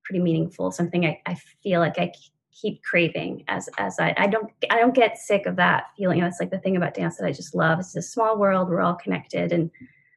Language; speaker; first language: English; non-native, fluent; French